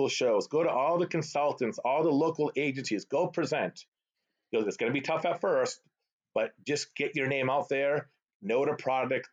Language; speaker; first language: English; early bilingual, other home language; Arabic